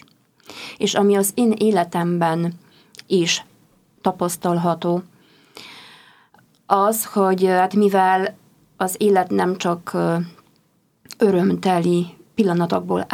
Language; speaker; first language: Hungarian; non-native, fluent; Polish